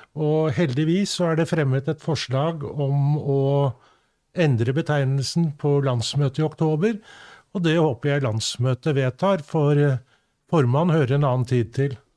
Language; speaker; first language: Norwegian; native; Norwegian